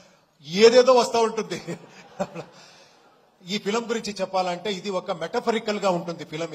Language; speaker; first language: Telugu; non-native, local second language; Kannada